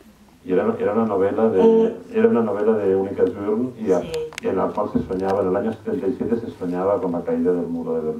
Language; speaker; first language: Spanish; native; Spanish